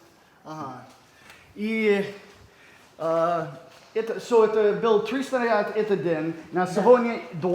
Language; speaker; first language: Russian; non-native, learner; English